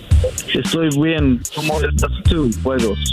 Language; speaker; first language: Spanish; non-native, learner; English